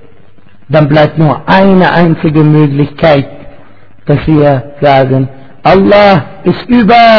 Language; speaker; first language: German; non-native, fluent; Arabic